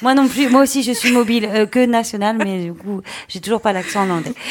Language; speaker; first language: French; native; French